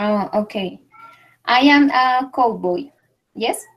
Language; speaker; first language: English; non-native, learner; Spanish